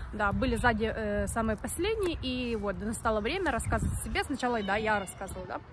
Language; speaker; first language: Russian; native; Russian